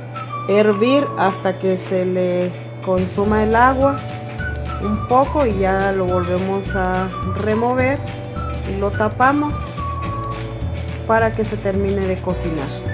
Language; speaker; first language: Spanish; native; Spanish